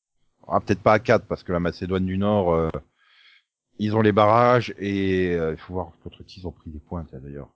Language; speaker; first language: French; native; French